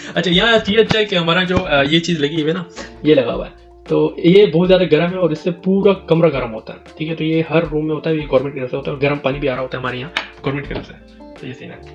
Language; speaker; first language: Urdu; native; Urdu